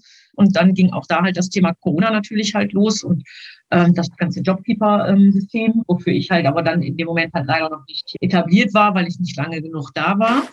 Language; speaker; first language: German; native; German